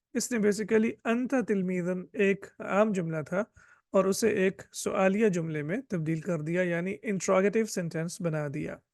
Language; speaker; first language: Urdu; native; Urdu